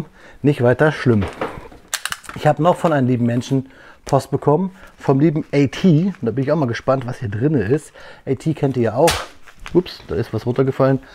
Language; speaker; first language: German; native; German